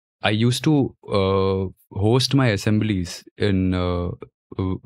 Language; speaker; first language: English; non-native, local second language; Gujarati